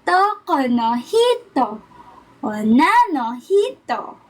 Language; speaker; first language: Japanese; non-native, learner; Filipino